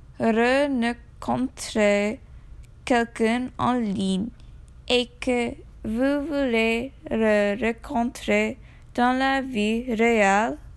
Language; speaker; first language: French; non-native, learner; English